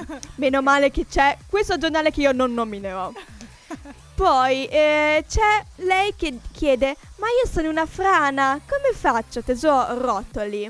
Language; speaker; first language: Italian; native; Italian